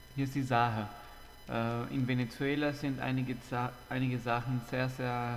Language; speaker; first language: German; non-native, fluent; Spanish